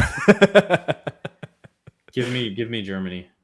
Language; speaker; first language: English; native; English